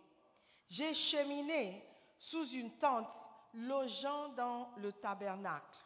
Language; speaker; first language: French; non-native, fluent; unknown